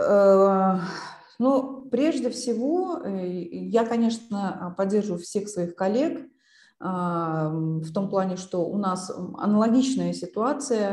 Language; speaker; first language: Russian; non-native, local second language; Uzbek